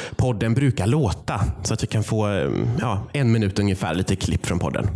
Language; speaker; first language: Swedish; native; Swedish